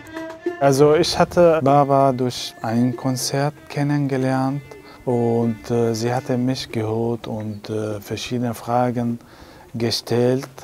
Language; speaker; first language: German; non-native, learner; Arabic